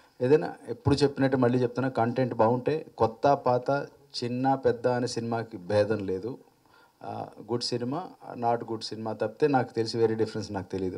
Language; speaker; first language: Telugu; native; Telugu